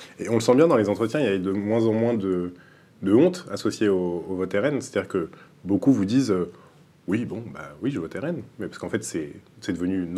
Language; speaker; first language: French; native; French